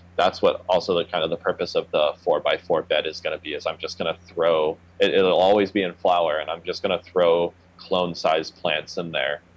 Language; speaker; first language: English; native; English